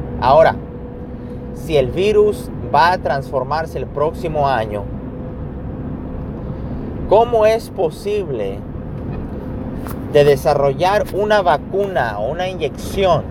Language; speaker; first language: Spanish; early bilingual, heritage; Spanish